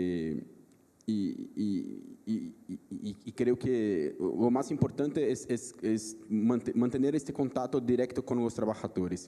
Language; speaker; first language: Spanish; non-native, fluent; Portuguese